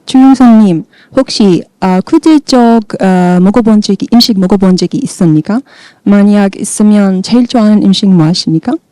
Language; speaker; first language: Korean; non-native, fluent; Central Kurdish